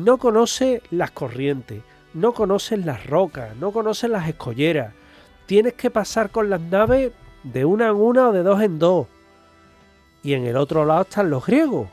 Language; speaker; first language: Spanish; native; Spanish